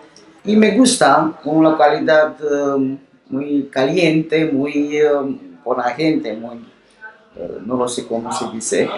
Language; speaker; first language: Spanish; non-native, learner; Romanian